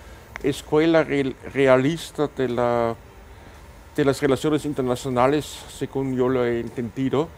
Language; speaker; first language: Spanish; non-native, fluent; German